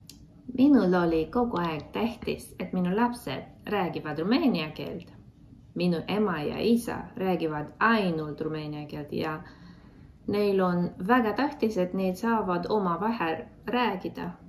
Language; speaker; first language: Estonian; non-native, fluent; Romanian